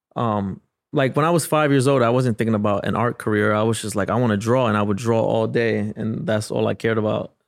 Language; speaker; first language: English; native; English